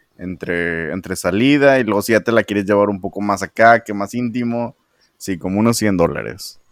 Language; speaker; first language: Spanish; native; Spanish